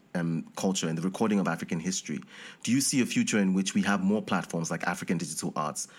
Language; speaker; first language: English; non-native, local second language; Yoruba